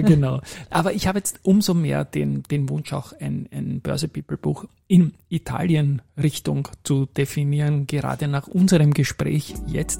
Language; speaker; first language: German; native; German